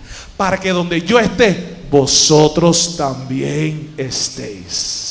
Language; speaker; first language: Spanish; native; Spanish